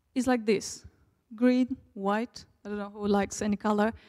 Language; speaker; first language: English; early bilingual, other home language; Russian